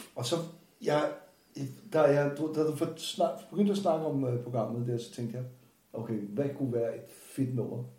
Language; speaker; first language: Danish; non-native, fluent; Portuguese